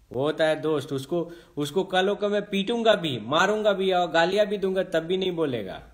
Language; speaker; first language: Hindi; native; Hindi